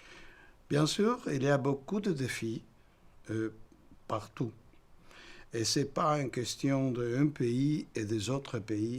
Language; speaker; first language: French; non-native, fluent; Spanish